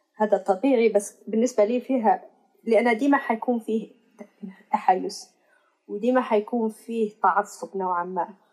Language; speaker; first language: Arabic; native; Arabic